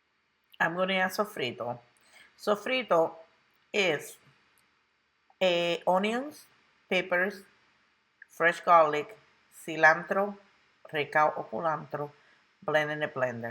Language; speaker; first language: English; non-native, local second language; Spanish